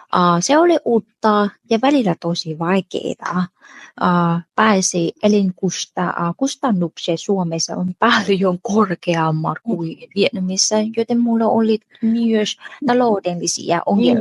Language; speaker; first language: Finnish; non-native, fluent; Vietnamese